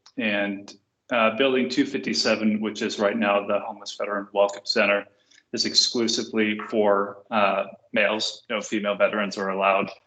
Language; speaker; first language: English; native; English